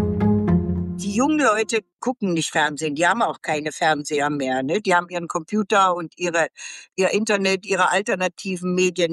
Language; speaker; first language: German; native; German